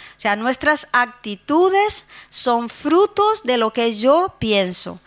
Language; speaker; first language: Spanish; non-native, fluent; Portuguese